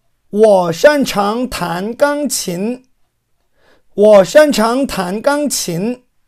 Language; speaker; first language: Chinese; non-native, fluent; Korean